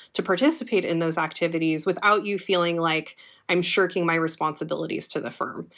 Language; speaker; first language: English; native; English